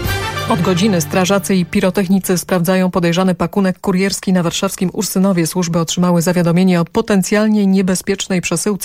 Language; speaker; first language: Polish; native; Polish